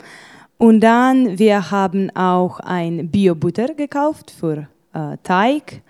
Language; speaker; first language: German; non-native, learner; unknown